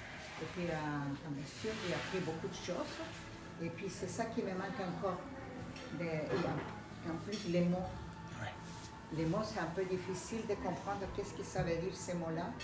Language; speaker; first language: French; non-native, fluent; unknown